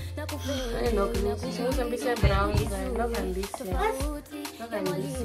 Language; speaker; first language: German; non-native, learner; Swahili